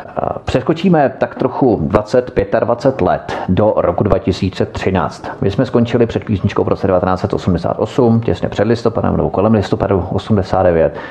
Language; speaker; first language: Czech; native; Czech